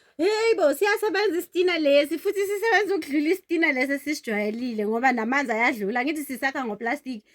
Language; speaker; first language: Zulu; native; Zulu